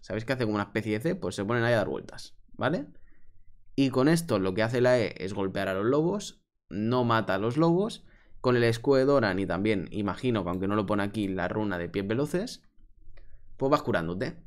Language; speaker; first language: Spanish; native; Spanish